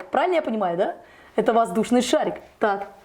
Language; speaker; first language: Russian; native; Russian